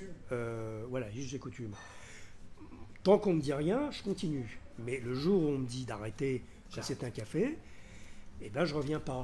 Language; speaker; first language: French; native; French